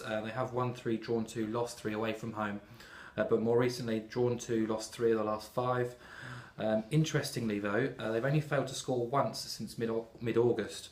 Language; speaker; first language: English; native; English